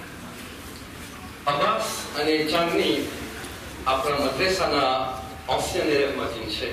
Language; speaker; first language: Gujarati; early bilingual, heritage; Gujarati